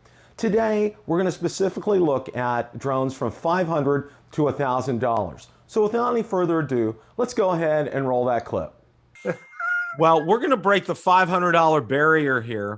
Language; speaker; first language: English; native; English